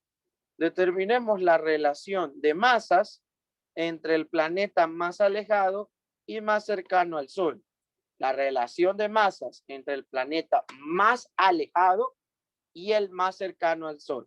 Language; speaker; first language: Spanish; native; Spanish